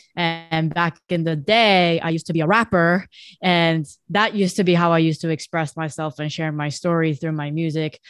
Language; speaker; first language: English; early bilingual, other home language; Korean